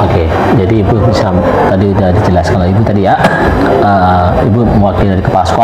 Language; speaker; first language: Indonesian; native; Indonesian